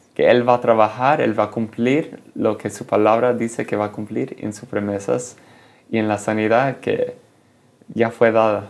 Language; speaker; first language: Spanish; early bilingual, heritage; Spanish